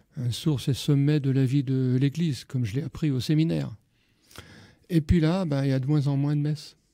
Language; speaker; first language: French; native; French